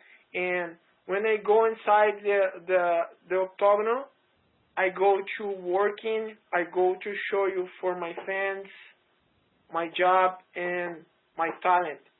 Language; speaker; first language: English; non-native, learner; Portuguese